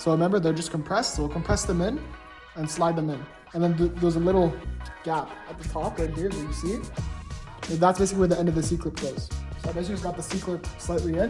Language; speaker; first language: English; native; English